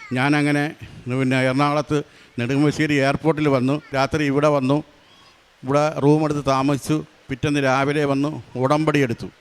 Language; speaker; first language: Malayalam; native; Malayalam